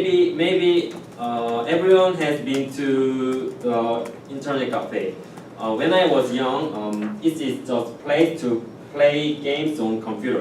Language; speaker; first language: English; non-native, learner; Korean